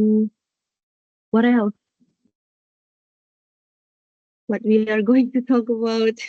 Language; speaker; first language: English; non-native, learner; Indonesian